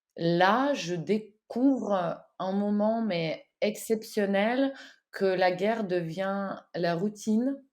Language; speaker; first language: French; non-native, fluent; Ukrainian